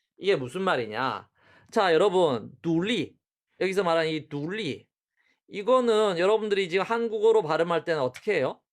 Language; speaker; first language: Korean; native; Korean